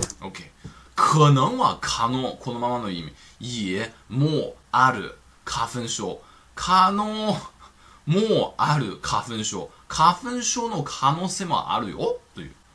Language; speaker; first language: Japanese; non-native, fluent; Chinese